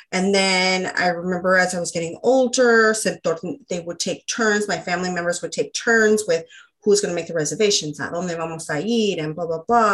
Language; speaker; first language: English; early bilingual, other home language; Spanish